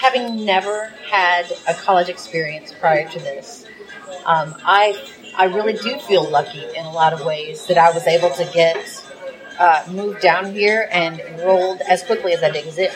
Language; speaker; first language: English; native; English